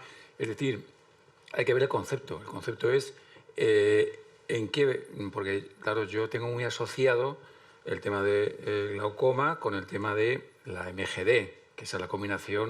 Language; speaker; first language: Spanish; native; Spanish